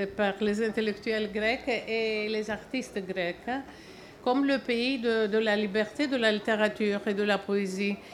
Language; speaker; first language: French; non-native, fluent; Greek